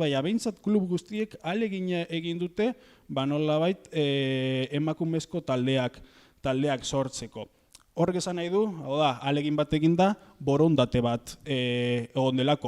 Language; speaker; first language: Basque; native; Basque